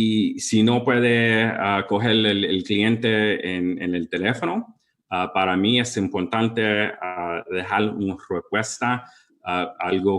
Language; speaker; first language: Spanish; early bilingual, heritage; English